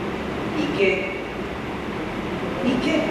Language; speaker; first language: Spanish; non-native, fluent; English